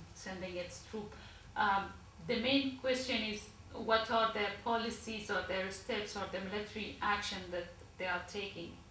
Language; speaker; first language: English; non-native, learner; Persian